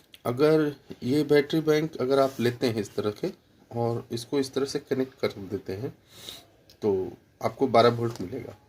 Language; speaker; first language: Hindi; native; Hindi